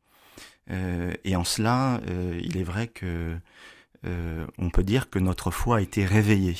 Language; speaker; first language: French; native; French